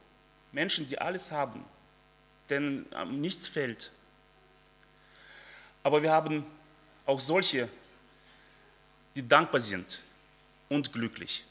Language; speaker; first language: German; early bilingual, other home language; Russian